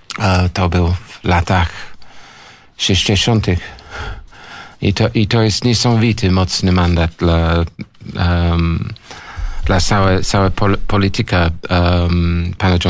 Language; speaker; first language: Polish; non-native, fluent; English